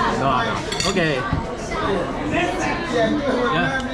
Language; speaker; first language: English; non-native, learner; Korean